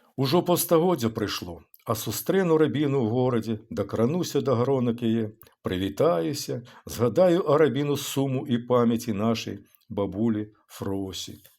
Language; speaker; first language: Belarusian; native; Belarusian